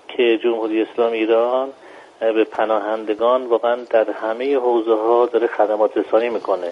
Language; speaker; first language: Persian; native; Persian